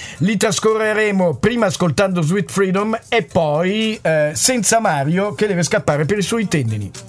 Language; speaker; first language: Italian; native; Italian